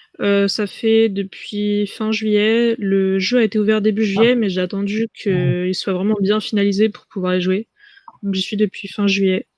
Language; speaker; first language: French; native; French